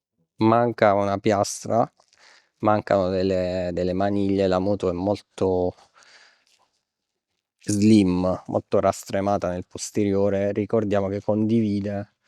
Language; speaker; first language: Italian; native; Italian